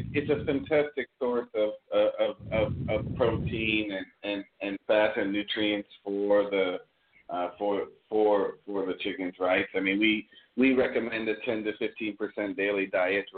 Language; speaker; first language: English; native; English